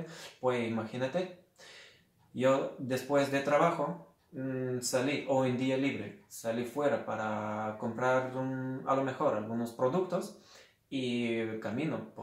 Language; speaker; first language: Spanish; non-native, fluent; Lithuanian